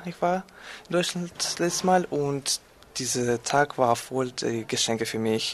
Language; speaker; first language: German; non-native, learner; Russian